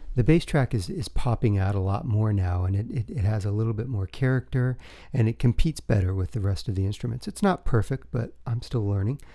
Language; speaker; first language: English; native; English